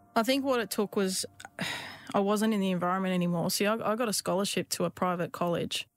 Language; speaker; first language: English; native; English